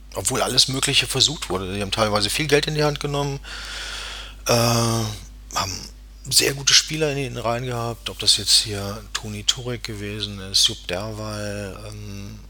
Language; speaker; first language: German; native; German